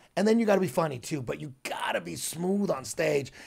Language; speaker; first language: English; native; English